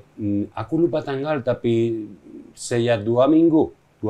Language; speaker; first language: Indonesian; non-native, learner; Spanish